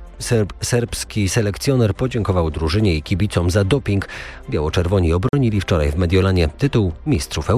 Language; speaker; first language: Polish; native; Polish